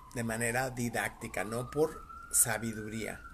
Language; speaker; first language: Spanish; native; Spanish